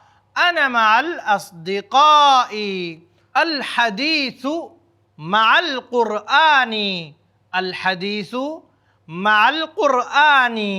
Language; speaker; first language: Arabic; non-native, fluent; Urdu